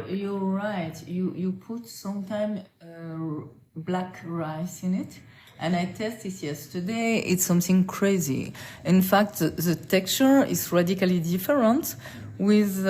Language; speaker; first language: English; non-native, fluent; French